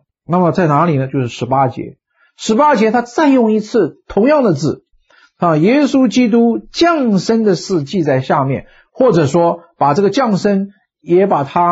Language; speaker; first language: Chinese; native; Chinese